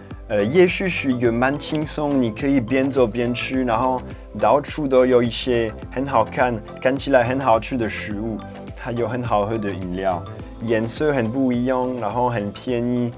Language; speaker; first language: Chinese; non-native, fluent; French